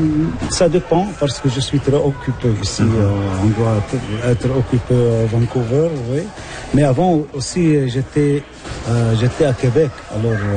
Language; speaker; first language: French; non-native, local second language; Arabic